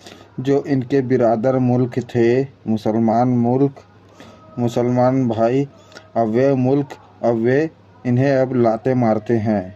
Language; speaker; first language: Hindi; native; Hindi